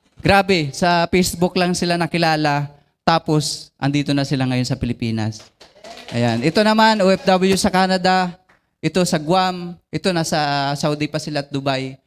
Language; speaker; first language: Filipino; non-native, local second language; Bikol